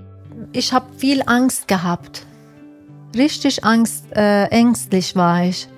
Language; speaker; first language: German; non-native, learner; Persian